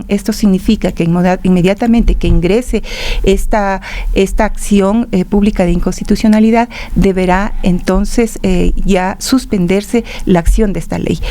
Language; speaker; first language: Spanish; native; Spanish